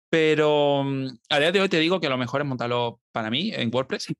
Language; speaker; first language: Spanish; native; Spanish